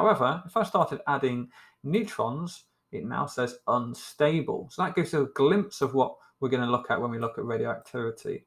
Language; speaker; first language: English; native; English